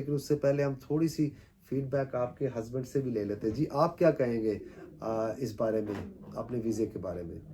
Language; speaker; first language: Urdu; native; Urdu